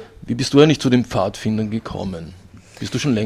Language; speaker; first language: German; native; German